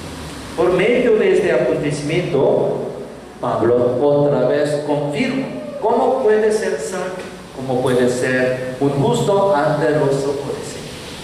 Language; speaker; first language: Spanish; non-native, learner; Korean